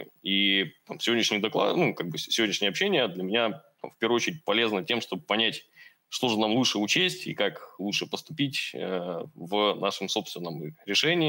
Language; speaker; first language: Russian; native; Russian